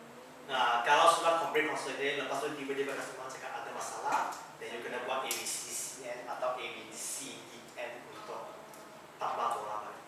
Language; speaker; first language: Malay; non-native, local second language; Chinese